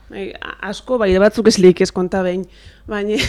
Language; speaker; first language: Basque; native; Basque